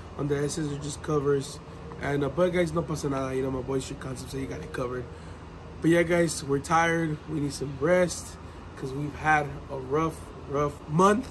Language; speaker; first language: English; early bilingual, other home language; Spanish